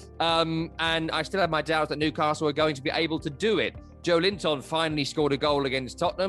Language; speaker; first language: English; native; English